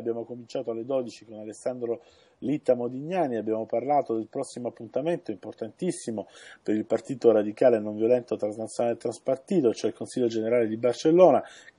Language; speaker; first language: Italian; native; Italian